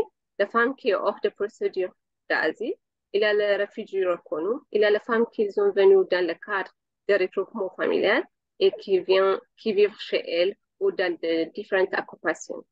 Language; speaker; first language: French; non-native, learner; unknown